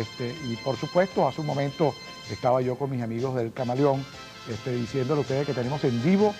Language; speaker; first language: Spanish; native; Spanish